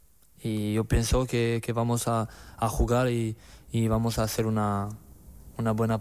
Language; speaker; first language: Spanish; non-native, learner; French